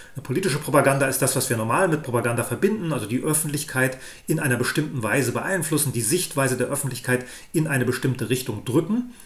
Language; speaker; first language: German; native; German